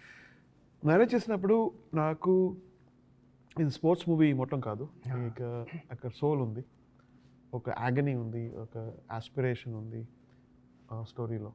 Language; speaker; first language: Telugu; non-native, learner; Tamil